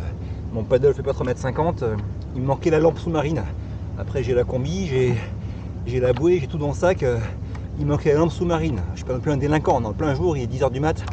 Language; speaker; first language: French; native; French